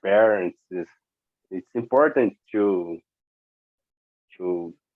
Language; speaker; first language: English; non-native, learner; Portuguese